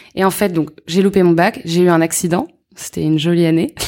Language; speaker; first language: French; native; French